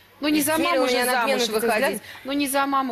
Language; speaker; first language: Russian; native; Russian